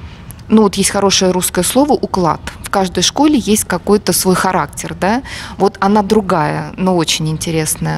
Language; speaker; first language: Russian; native; Russian